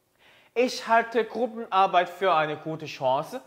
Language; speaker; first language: German; non-native, fluent; Korean